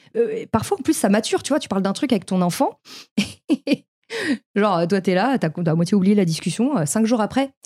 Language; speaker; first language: French; native; French